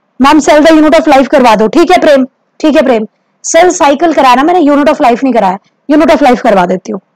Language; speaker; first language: Hindi; native; Hindi